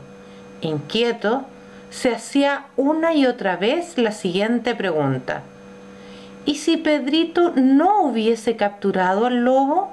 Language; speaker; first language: Spanish; native; Spanish